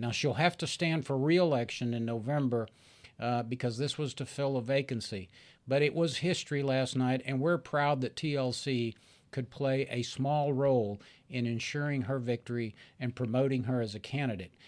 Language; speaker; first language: English; early bilingual, other home language; Spanish